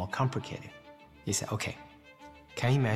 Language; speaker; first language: English; non-native, fluent; Chinese